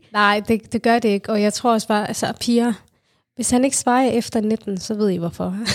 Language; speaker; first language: Danish; early bilingual, other home language; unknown